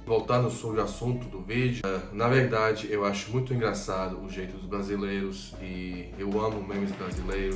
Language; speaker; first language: Portuguese; non-native, fluent; Croatian